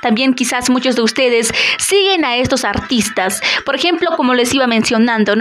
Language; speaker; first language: Spanish; native; Spanish